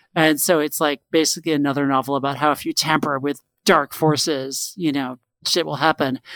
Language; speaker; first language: English; native; English